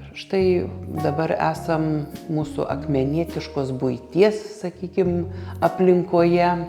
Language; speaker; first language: Lithuanian; native; Lithuanian